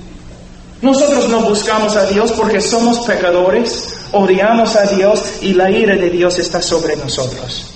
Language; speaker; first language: Spanish; non-native, fluent; English